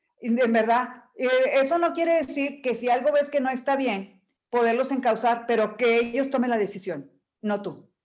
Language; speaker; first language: Spanish; native; Spanish